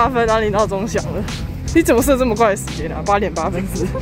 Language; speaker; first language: Chinese; native; Chinese